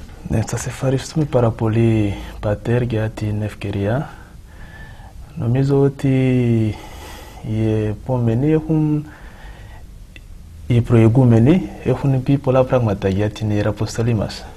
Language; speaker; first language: Greek; non-native, fluent; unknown